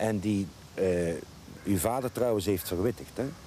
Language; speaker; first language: Dutch; native; Dutch